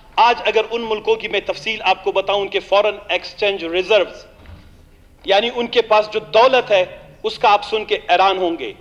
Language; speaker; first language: Urdu; non-native, local second language; Baluchi